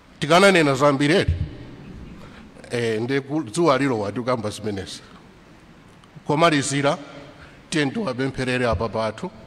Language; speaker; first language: Nyanja; native; Nyanja